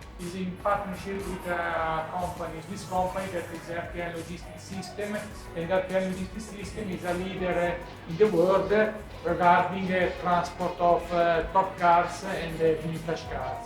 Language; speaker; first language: English; non-native, learner; Italian